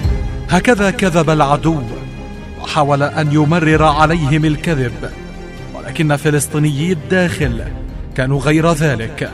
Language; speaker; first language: Arabic; native; Arabic